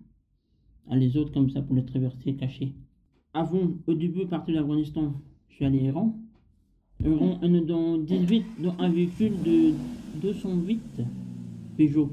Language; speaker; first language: French; non-native, learner; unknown